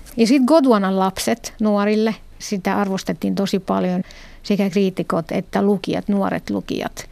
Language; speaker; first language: Finnish; non-native, fluent; Arabic